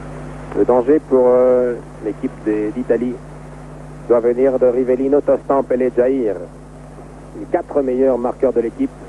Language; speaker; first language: French; native; French